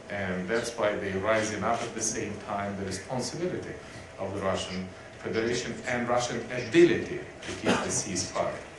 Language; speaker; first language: English; non-native, fluent; Ukrainian